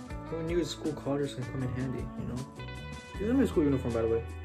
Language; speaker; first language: English; early bilingual, other home language; Spanish